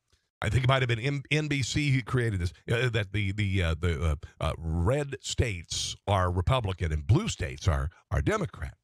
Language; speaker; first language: English; native; English